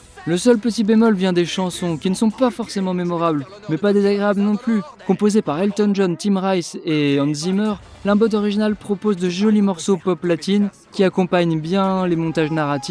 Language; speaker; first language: French; native; French